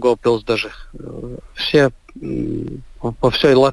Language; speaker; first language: Russian; non-native, local second language; Latvian